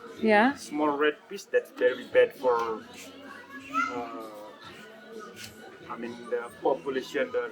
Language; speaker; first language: English; non-native, learner; Indonesian